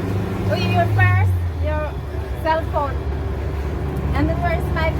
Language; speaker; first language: English; non-native, learner; Filipino